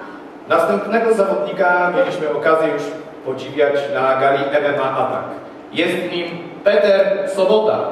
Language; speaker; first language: Polish; native; Polish